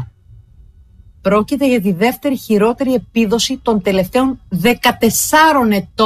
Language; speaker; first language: Greek; native; Greek